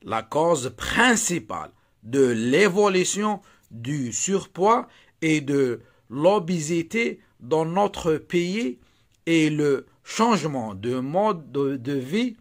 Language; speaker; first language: French; non-native, local second language; Arabic